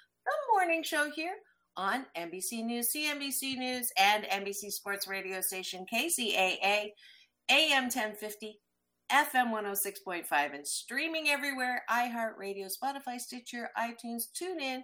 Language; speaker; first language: English; native; English